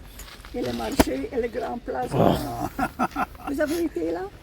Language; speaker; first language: French; non-native, local second language; Dutch